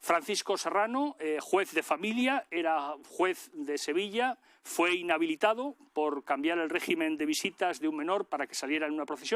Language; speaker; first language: Spanish; native; Spanish